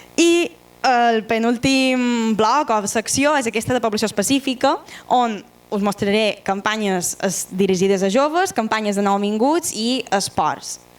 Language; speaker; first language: Catalan; native; Catalan